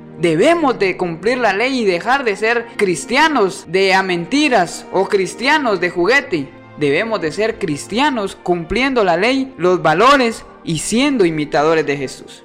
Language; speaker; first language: Spanish; native; Spanish